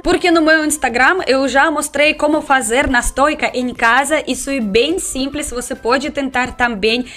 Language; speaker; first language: Portuguese; non-native, fluent; Russian